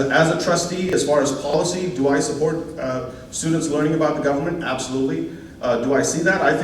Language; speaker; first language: English; non-native, local second language; Hindi